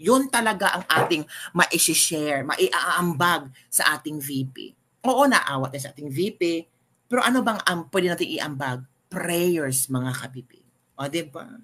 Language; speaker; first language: Filipino; non-native, local second language; Cebuano